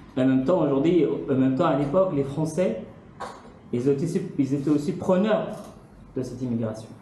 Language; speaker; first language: French; non-native, fluent; Turkish